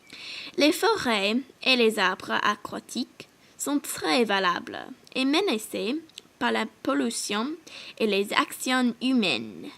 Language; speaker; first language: French; non-native, learner; English